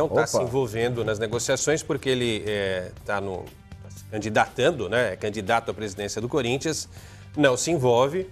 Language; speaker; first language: Portuguese; native; Portuguese